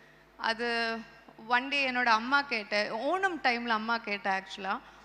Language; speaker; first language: Tamil; non-native, local second language; Malayalam